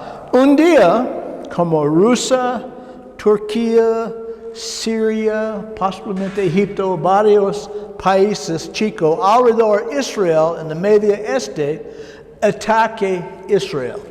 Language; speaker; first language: Spanish; non-native, learner; English